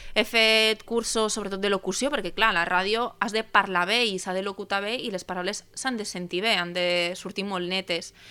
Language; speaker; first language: Catalan; native; Catalan